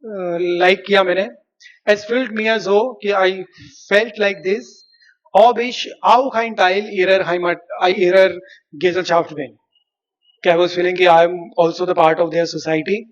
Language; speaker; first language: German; non-native, fluent; Hindi